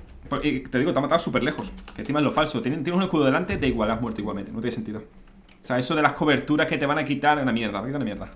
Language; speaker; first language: Spanish; native; Spanish